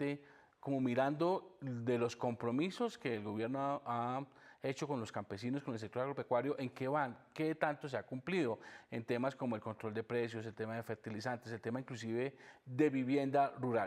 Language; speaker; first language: Spanish; native; Spanish